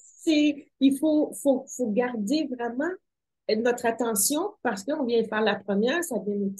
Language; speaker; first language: French; native; French